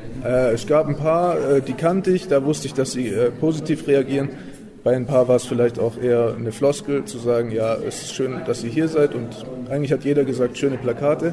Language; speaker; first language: German; native; German